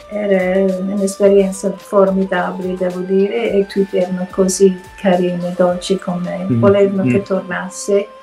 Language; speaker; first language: Italian; non-native, fluent; English